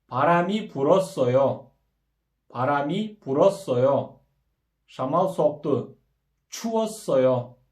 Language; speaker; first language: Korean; non-native, fluent; Kyrgyz